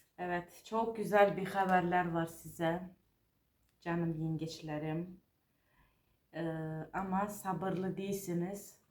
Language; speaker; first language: Turkish; non-native, fluent; Georgian